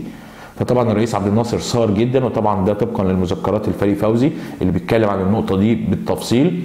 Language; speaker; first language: Arabic; native; Arabic